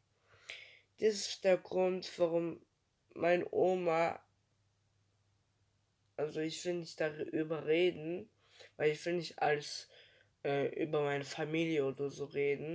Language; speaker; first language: German; early bilingual, other home language; Turkish